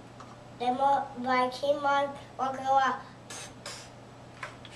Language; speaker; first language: Japanese; early bilingual, heritage; Japanese